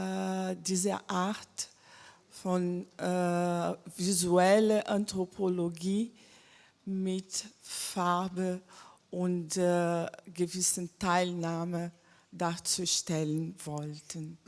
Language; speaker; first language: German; non-native, fluent; French